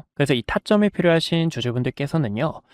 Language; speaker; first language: Korean; native; Korean